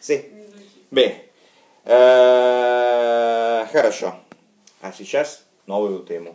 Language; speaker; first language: Russian; non-native, fluent; Italian